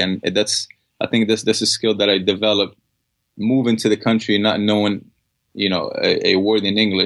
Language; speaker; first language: English; non-native, fluent; Arabic